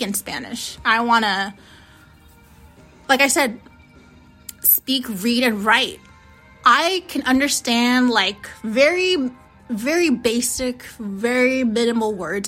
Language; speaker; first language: English; early bilingual, other home language; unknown